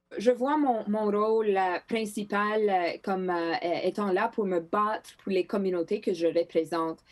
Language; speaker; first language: French; non-native, local second language; Greek